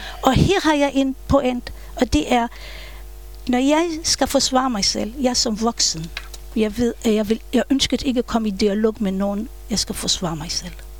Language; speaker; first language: Danish; non-native, fluent; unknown